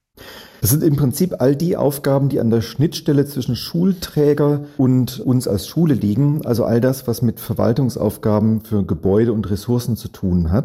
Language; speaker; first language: German; native; German